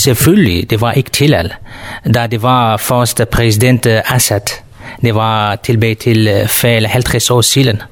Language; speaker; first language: Danish; non-native, learner; Kurdish